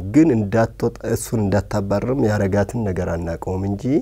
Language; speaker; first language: Amharic; early bilingual, other home language; Oromo